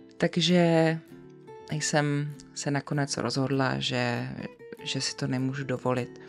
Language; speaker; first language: Czech; native; Czech